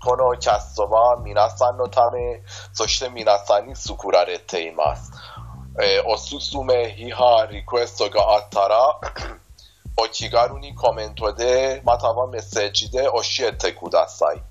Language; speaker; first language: Japanese; non-native, fluent; Persian